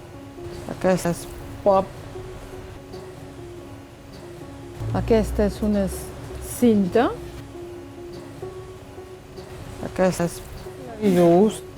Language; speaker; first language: Catalan; non-native, local second language; Fula